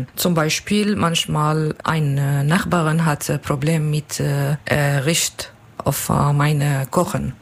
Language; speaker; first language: German; non-native, learner; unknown